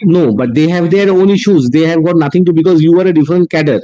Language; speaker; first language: English; non-native, local second language; Bangla